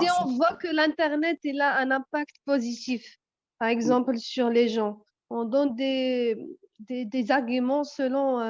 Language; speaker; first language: French; non-native, learner; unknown